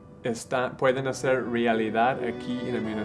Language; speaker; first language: Spanish; non-native, learner; English